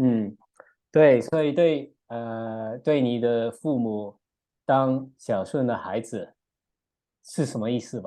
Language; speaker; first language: Chinese; early bilingual, heritage; English